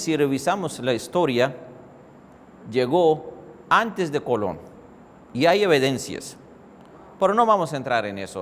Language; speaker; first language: Spanish; non-native, fluent; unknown